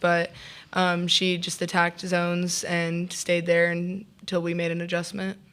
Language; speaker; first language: English; native; English